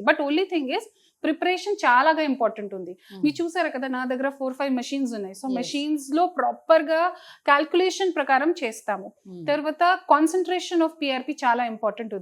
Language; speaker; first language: Telugu; non-native, local second language; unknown